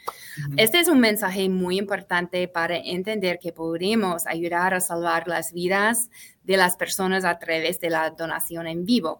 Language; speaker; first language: Spanish; non-native, fluent; English